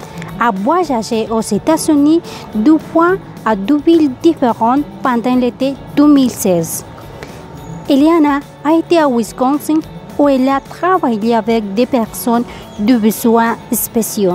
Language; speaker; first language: French; non-native, learner; Spanish